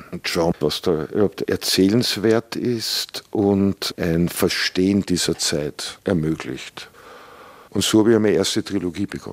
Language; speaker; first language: German; native; German